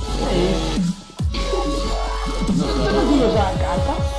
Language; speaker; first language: Portuguese; native; Portuguese